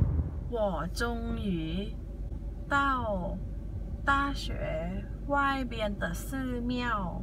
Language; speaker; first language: Chinese; non-native, learner; Thai